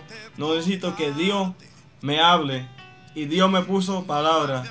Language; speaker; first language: Spanish; native; Spanish